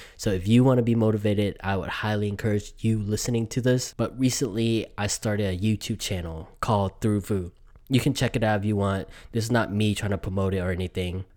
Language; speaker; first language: English; early bilingual, other home language; Vietnamese